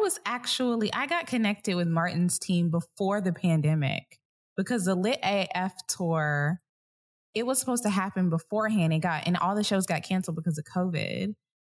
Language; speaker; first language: English; native; English